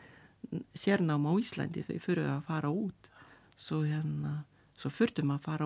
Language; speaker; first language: Icelandic; non-native, learner; Lithuanian